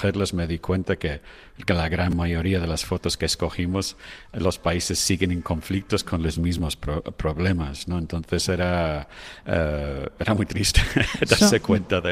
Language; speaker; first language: Spanish; non-native, fluent; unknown